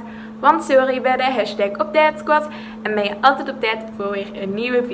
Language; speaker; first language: Dutch; native; Dutch